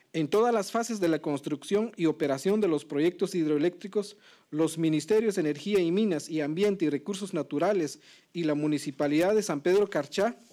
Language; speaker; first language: Spanish; non-native, local second language; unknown